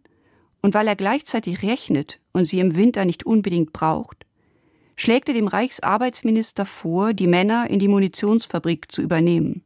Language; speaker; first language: German; native; German